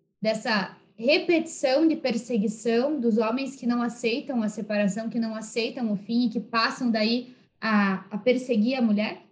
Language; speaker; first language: Portuguese; native; Portuguese